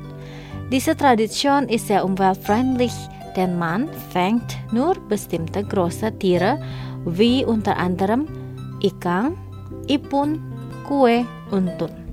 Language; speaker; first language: German; non-native, fluent; Indonesian